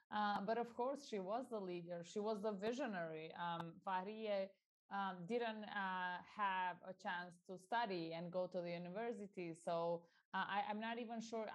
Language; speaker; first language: English; non-native, fluent; Albanian